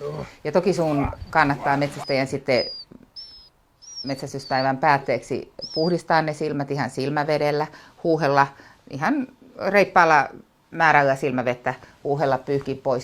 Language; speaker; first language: Finnish; native; Finnish